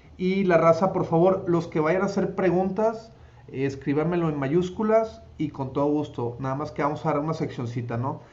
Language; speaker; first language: Spanish; native; Spanish